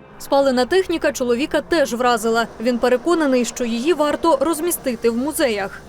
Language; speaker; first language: Ukrainian; native; Ukrainian